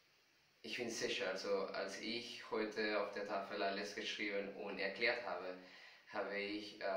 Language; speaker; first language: German; non-native, fluent; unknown